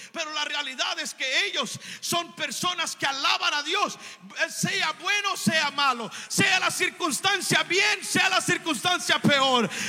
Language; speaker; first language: Spanish; native; Spanish